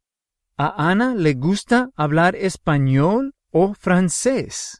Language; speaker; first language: Spanish; non-native, fluent; English